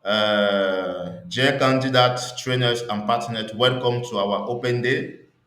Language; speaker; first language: English; non-native, local second language; French